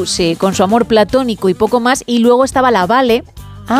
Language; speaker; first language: Spanish; native; Spanish